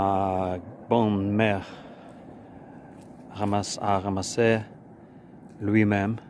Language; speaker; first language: French; non-native, learner; Ukrainian